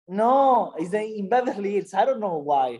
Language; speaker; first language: English; non-native, learner; Italian